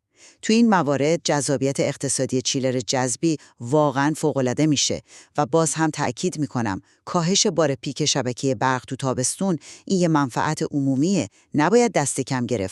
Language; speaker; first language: Persian; native; Persian